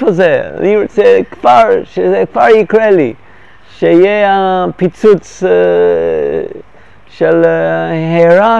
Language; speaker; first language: Hebrew; non-native, fluent; English